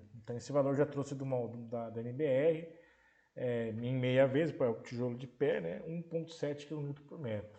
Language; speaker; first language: Portuguese; native; Portuguese